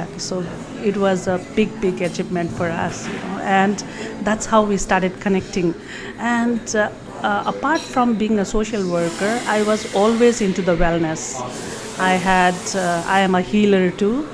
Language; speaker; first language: English; non-native, local second language; Nepali